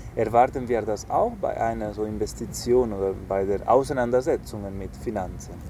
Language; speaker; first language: German; non-native, fluent; Spanish